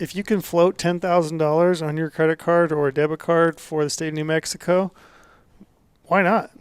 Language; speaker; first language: English; native; English